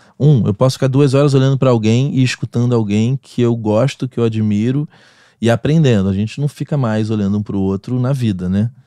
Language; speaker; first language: Portuguese; native; Portuguese